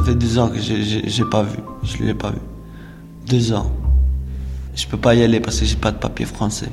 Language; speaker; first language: French; non-native, learner; Albanian